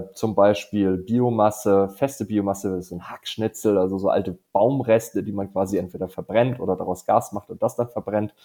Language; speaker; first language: German; native; German